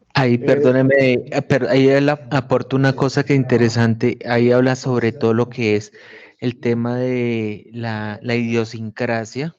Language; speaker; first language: Spanish; native; Spanish